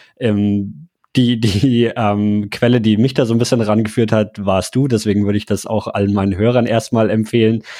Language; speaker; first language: German; native; German